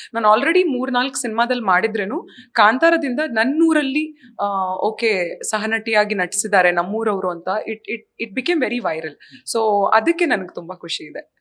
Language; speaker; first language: Kannada; native; Kannada